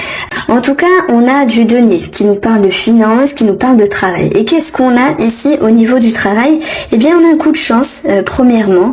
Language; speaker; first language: French; native; French